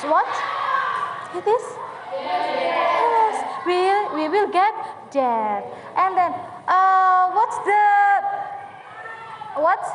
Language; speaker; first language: English; non-native, learner; Indonesian